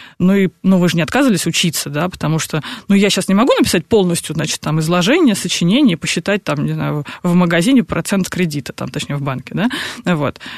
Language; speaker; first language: Russian; native; Russian